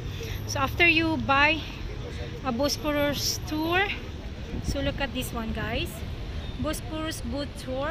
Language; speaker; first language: English; non-native, local second language; Filipino